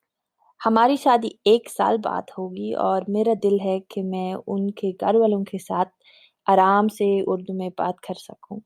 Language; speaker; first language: Hindi; non-native, learner; German